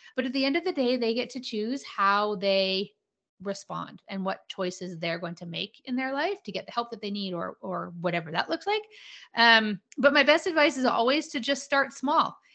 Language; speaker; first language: English; native; English